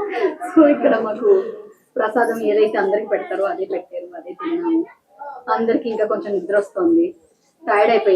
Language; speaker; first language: Telugu; non-native, local second language; Bangla